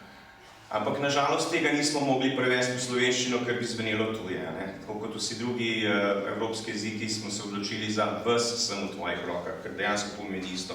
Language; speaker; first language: Slovenian; native; Slovenian